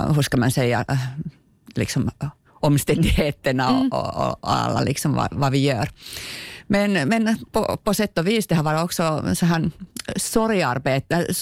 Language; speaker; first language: Swedish; non-native, local second language; Finnish